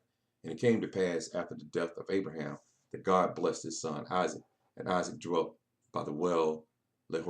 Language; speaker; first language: English; native; English